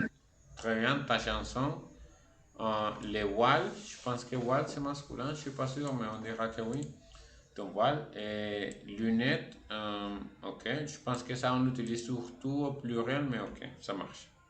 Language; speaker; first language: French; non-native, fluent; Spanish